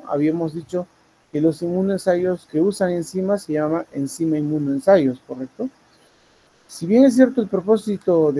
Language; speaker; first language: Spanish; native; Spanish